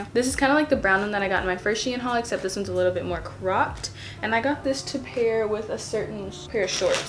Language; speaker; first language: English; native; English